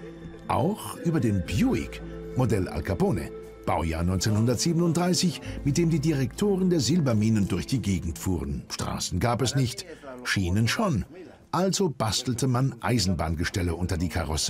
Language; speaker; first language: German; native; German